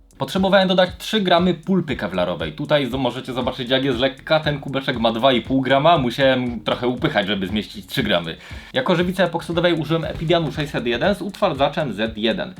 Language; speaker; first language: Polish; native; Polish